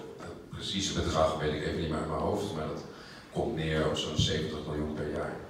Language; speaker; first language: Dutch; native; Dutch